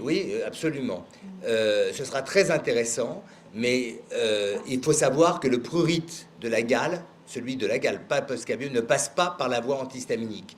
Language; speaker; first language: French; native; French